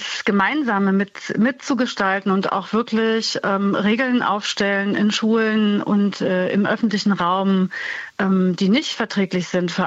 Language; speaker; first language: German; native; German